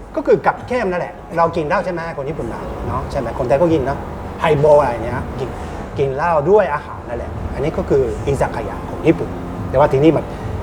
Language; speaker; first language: Thai; non-native, fluent; Japanese